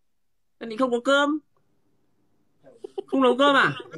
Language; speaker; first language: Vietnamese; native; Vietnamese